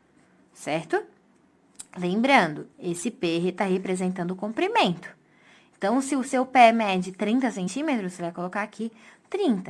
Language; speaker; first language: Portuguese; native; Portuguese